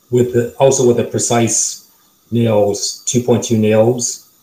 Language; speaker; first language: English; non-native, fluent; German